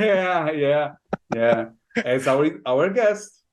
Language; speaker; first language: English; non-native, fluent; Portuguese